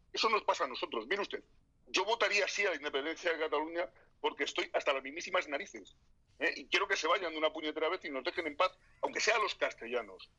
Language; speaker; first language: Spanish; native; Spanish